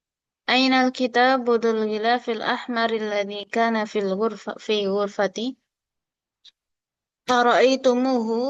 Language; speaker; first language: Arabic; non-native, fluent; Indonesian